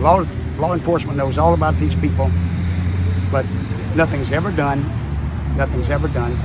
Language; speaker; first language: English; native; English